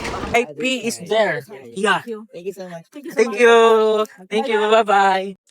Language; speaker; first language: English; non-native, local second language; Filipino